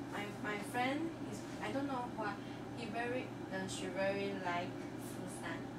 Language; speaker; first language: English; non-native, learner; Chinese